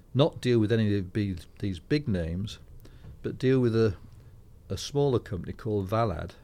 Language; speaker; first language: English; native; English